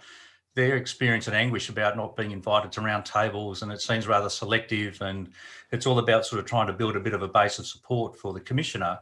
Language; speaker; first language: English; native; English